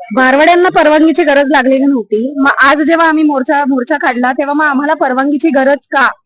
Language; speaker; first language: Marathi; non-native, local second language; Gujarati